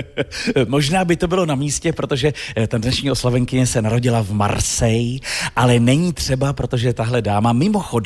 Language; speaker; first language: Czech; native; Czech